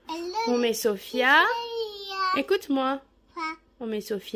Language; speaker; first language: French; native; French